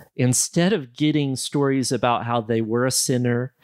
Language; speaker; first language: English; native; English